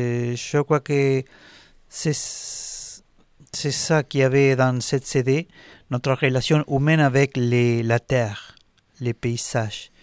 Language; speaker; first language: French; non-native, learner; Spanish